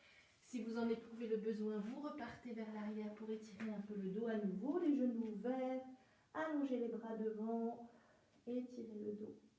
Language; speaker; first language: French; native; French